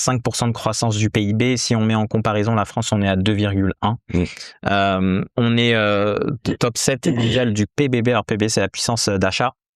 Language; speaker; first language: French; native; French